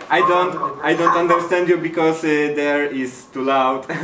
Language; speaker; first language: English; non-native, learner; Polish